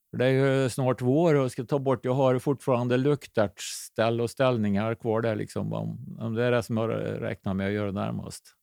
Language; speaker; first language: Swedish; native; Swedish